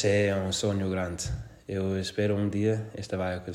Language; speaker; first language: Portuguese; non-native, learner; Danish